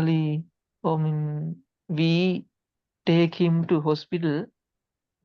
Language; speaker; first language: English; non-native, learner; Sinhala